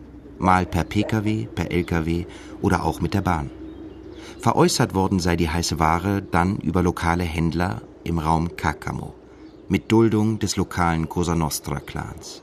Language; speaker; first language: German; native; German